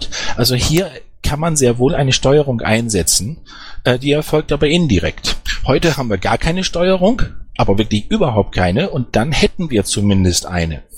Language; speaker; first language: German; native; German